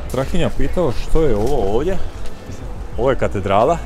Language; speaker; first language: Croatian; native; Croatian